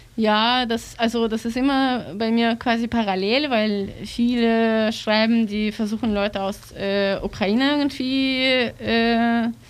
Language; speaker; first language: German; non-native, learner; Russian